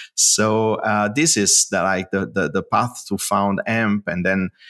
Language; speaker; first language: English; non-native, fluent; Italian